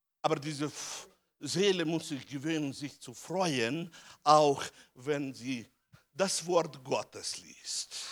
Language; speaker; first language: German; non-native, fluent; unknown